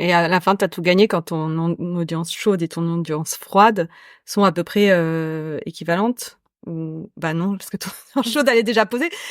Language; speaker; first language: French; native; French